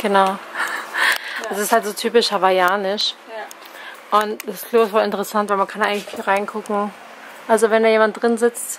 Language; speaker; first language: German; native; German